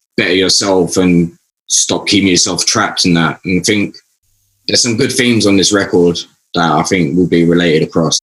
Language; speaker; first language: English; native; English